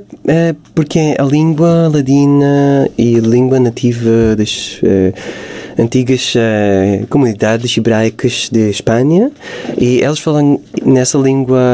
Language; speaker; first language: Portuguese; non-native, fluent; Hebrew